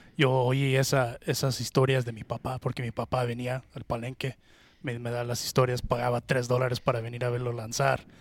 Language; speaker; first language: Spanish; early bilingual, heritage; Spanish